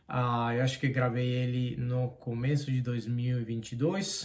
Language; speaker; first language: Portuguese; non-native, fluent; Spanish